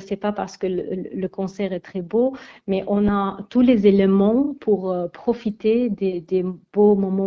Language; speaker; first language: French; non-native, fluent; Armenian